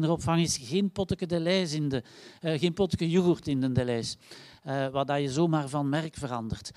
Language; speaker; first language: Dutch; native; Dutch